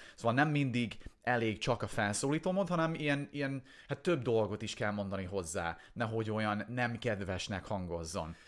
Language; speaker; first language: Hungarian; non-native, fluent; English